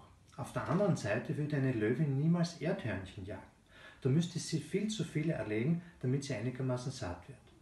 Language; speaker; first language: German; native; German